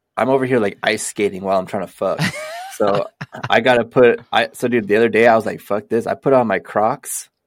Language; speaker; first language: English; native; English